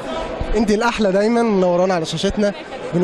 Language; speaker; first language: Arabic; native; Arabic